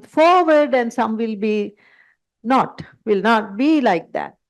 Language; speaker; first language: English; non-native, local second language; Sinhala